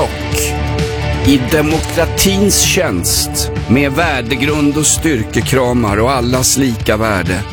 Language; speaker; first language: Swedish; native; Swedish